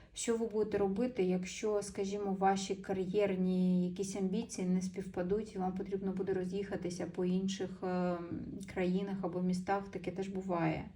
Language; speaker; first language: Ukrainian; non-native, local second language; Russian